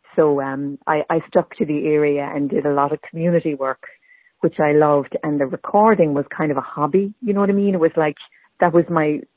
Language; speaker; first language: English; native; English